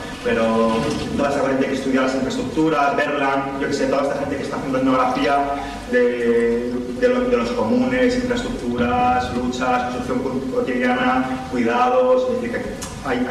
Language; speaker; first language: Spanish; native; Spanish